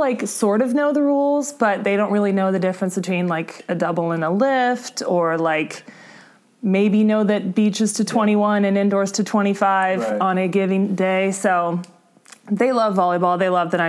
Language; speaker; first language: English; native; English